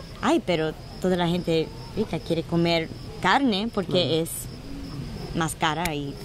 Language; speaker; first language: Spanish; early bilingual, heritage; Spanish